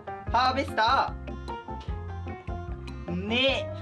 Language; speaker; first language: Japanese; native; Japanese